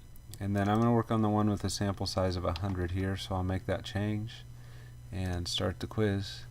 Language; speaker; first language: English; native; English